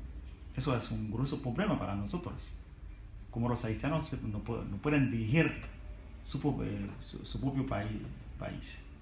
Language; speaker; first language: Spanish; non-native, learner; Haitian Creole